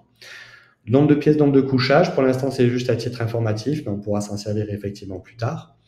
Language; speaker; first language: French; native; French